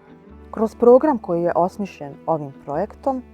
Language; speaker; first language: Bosnian; native; Bosnian